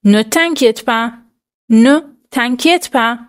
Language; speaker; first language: French; non-native, fluent; Persian